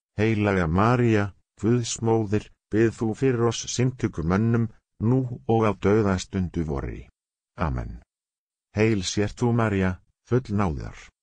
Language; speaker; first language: Icelandic; non-native, learner; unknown